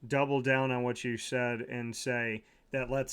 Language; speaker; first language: English; native; English